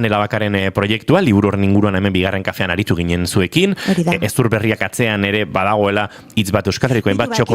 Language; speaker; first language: Basque; native; Basque